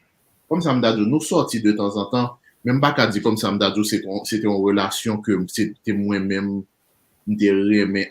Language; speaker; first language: Haitian Creole; early bilingual, heritage; Haitian Creole